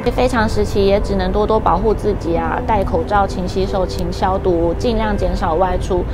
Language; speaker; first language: Chinese; native; Chinese